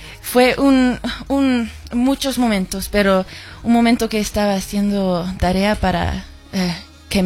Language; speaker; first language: Spanish; non-native, learner; English